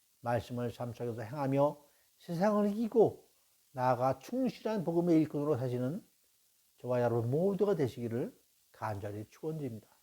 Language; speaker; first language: Korean; native; Korean